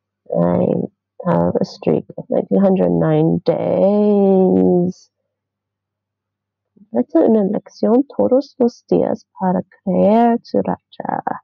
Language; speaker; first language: Spanish; non-native, learner; English